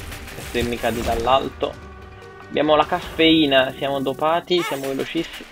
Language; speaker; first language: Italian; native; Italian